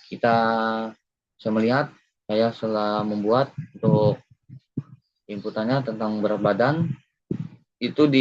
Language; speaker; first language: Indonesian; native; Indonesian